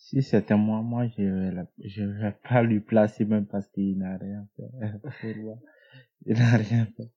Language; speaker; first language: French; non-native, learner; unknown